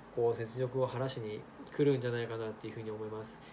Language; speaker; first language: Japanese; native; Japanese